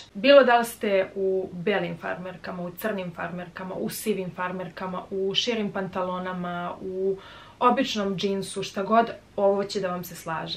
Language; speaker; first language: Serbian; native; Serbian